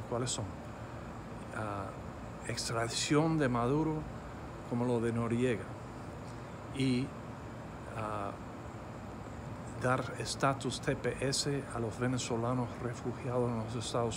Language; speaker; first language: Spanish; non-native, fluent; English